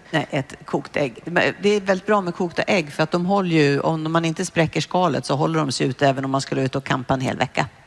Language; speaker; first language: Swedish; native; Swedish